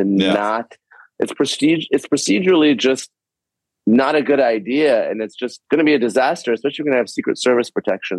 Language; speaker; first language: English; native; English